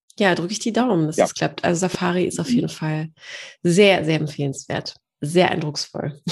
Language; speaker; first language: German; early bilingual, other home language; Polish